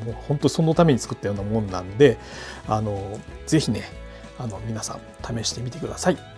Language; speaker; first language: Japanese; native; Japanese